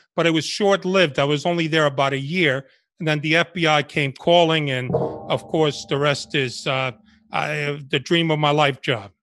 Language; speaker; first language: English; early bilingual, other home language; Spanish